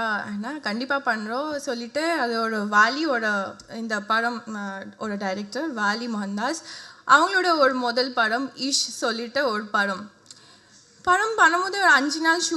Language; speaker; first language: Tamil; non-native, fluent; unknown